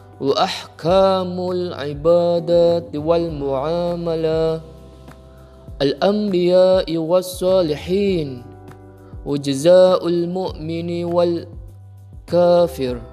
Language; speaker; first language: Arabic; non-native, learner; Indonesian